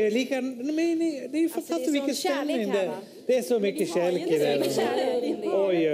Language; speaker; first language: Swedish; native; Swedish